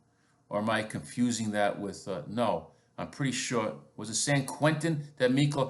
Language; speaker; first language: English; native; English